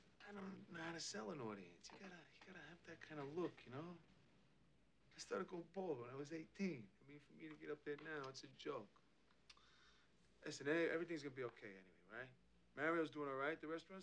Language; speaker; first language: English; native; English